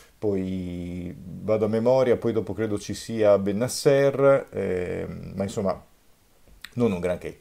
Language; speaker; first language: Italian; native; Italian